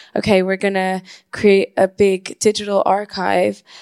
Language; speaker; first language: English; non-native, fluent; Spanish